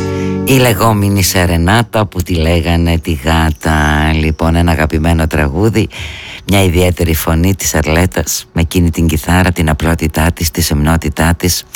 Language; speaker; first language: Greek; native; Greek